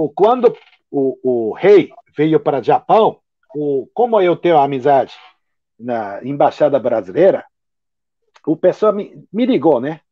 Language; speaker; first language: Portuguese; non-native, fluent; Japanese